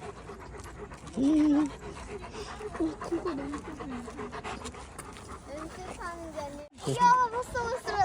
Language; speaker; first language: Korean; early bilingual, other home language; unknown